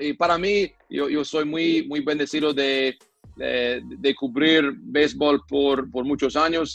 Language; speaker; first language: Spanish; non-native, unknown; English